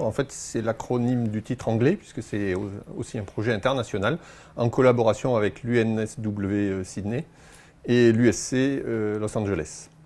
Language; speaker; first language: French; native; French